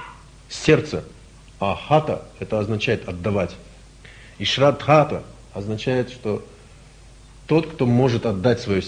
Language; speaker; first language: Russian; native; Russian